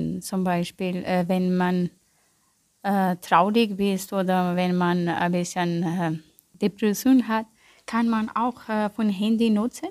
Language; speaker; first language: German; non-native, learner; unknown